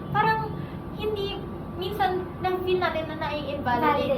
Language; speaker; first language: Filipino; native; Filipino